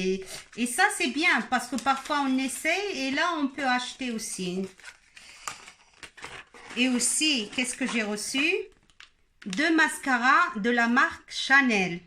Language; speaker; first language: French; non-native, local second language; Arabic